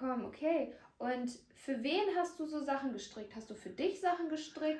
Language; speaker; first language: German; native; German